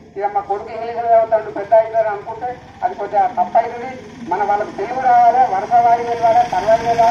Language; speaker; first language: Telugu; native; Telugu